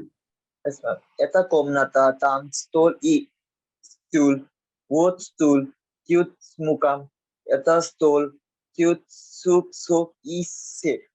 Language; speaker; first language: Russian; non-native, learner; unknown